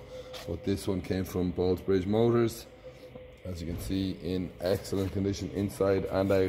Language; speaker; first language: English; native; English